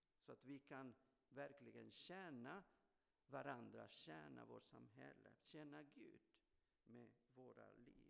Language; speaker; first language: Swedish; non-native, fluent; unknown